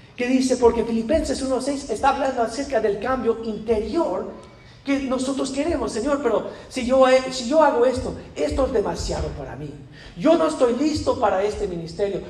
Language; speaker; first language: Spanish; non-native, fluent; English